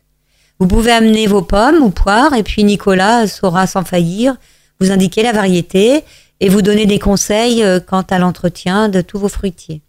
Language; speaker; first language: French; native; French